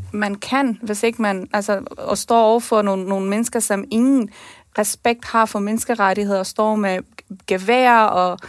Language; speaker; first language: Danish; early bilingual, other home language; Persian